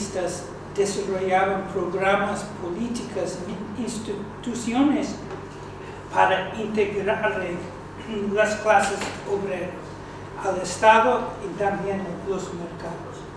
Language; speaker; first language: Spanish; non-native, fluent; English